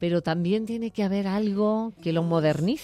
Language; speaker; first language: Spanish; native; Spanish